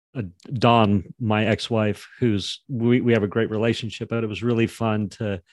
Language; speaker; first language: English; native; English